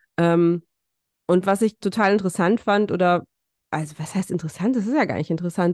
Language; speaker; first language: German; early bilingual, other home language; Russian